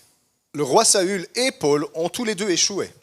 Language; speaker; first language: French; native; French